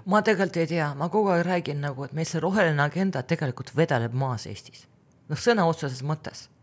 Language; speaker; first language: Estonian; non-native, local second language; Russian